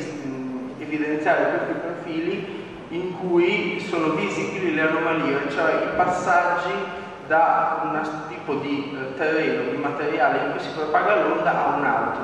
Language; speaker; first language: Italian; native; Italian